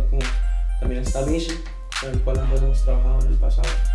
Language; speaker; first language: Spanish; early bilingual, other home language; English